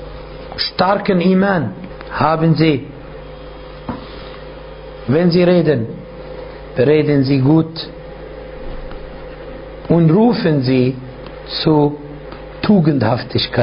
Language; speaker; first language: German; non-native, fluent; Arabic